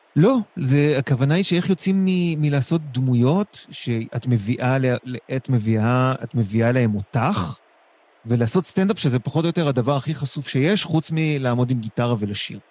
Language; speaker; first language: Hebrew; native; Hebrew